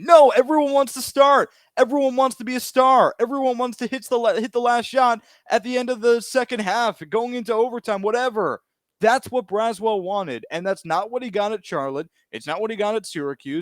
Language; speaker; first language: English; native; English